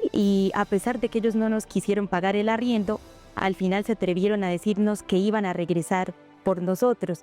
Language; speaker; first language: Spanish; native; Spanish